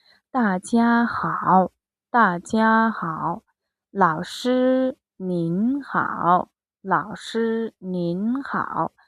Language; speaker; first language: Chinese; non-native, fluent; Mongolian